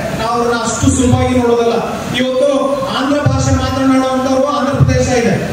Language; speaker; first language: Kannada; non-native, local second language; Lambadi